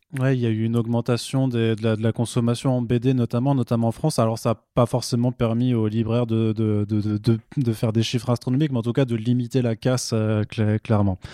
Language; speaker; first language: French; native; French